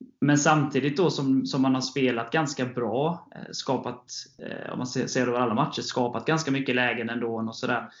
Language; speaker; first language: Swedish; native; Swedish